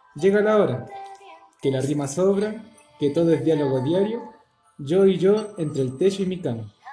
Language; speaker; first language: Spanish; native; Spanish